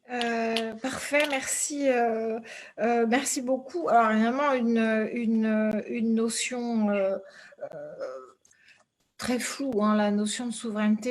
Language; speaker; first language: French; native; French